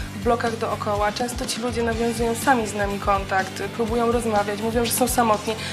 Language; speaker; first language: Polish; native; Polish